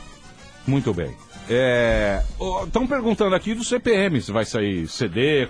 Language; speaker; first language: Portuguese; native; Portuguese